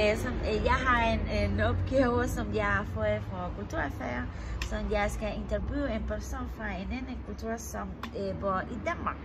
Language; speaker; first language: Danish; non-native, learner; Spanish